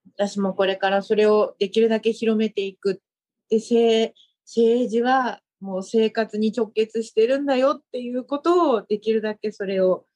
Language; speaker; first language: Japanese; native; Japanese